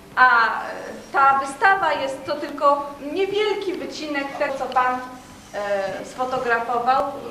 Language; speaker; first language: Polish; native; Polish